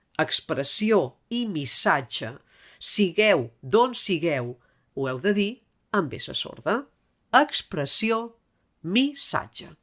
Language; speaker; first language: Catalan; native; Catalan